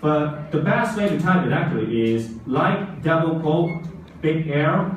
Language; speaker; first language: English; non-native, local second language; Chinese